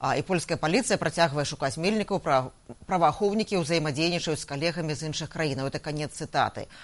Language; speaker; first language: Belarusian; non-native, local second language; Russian